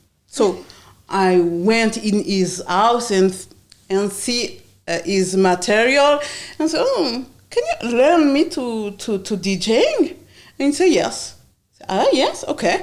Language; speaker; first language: English; non-native, learner; French